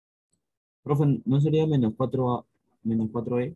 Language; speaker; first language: Spanish; native; Spanish